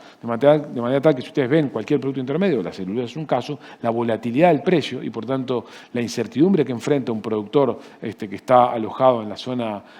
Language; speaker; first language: Spanish; native; Spanish